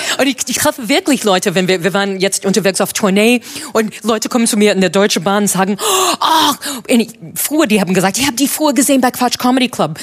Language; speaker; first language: German; non-native, fluent; English